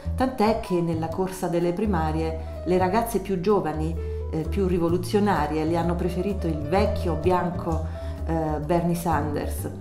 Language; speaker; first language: Italian; native; Italian